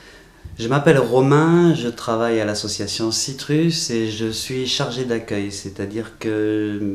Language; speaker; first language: French; native; French